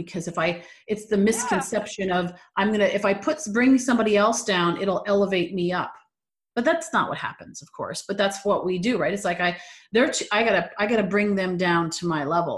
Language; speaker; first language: English; native; English